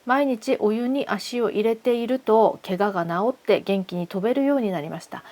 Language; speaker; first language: Japanese; non-native, fluent; Korean